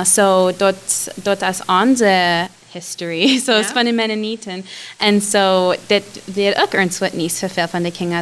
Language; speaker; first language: German; non-native, learner; Plautdietsch